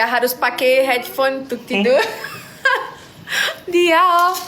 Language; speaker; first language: Indonesian; non-native, learner; Portuguese